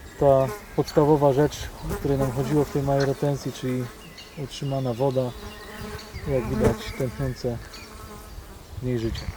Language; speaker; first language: Polish; native; Polish